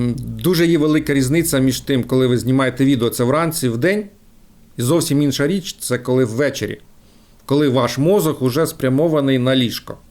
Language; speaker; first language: Ukrainian; non-native, local second language; Russian